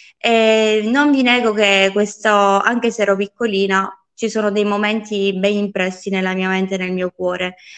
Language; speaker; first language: Italian; early bilingual, other home language; Polish